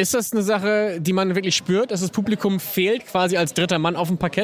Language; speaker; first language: German; native; German